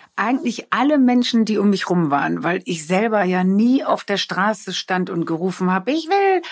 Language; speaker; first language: German; non-native, local second language; Low German